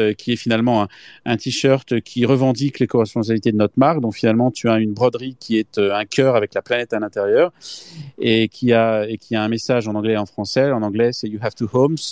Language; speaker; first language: French; native; French